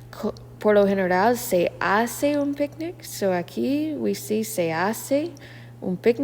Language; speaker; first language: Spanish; non-native, fluent; English